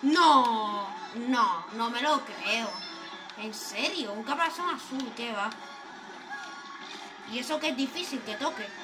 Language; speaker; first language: Spanish; native; Spanish